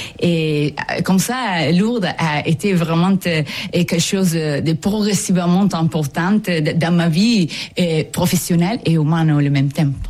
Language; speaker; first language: French; non-native, fluent; Italian